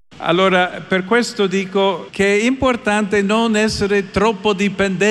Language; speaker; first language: Italian; non-native, fluent; English